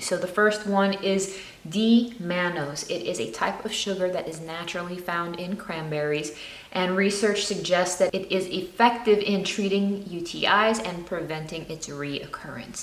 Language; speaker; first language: English; native; English